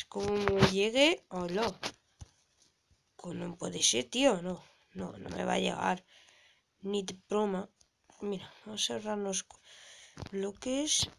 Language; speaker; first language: Spanish; native; Spanish